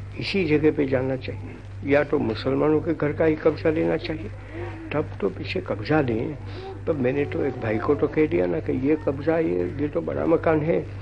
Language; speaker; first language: Hindi; non-native, local second language; Gujarati